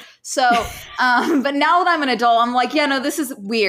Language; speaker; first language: English; native; English